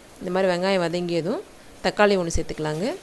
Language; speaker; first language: Tamil; native; Tamil